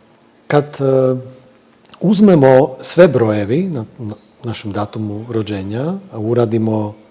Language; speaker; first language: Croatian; non-native, fluent; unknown